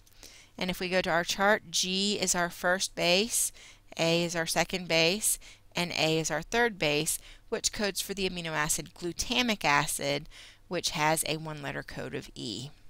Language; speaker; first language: English; native; English